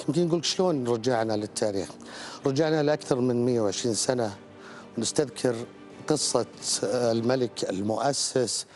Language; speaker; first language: Arabic; native; Arabic